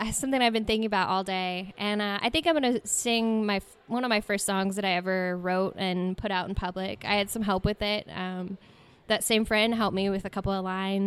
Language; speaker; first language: English; native; English